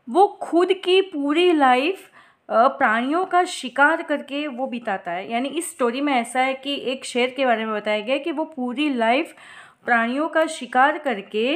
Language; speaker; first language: Hindi; non-native, local second language; Gujarati